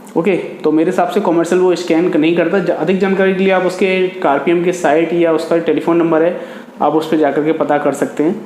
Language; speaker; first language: Hindi; native; Hindi